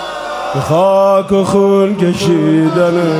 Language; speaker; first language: Persian; native; Persian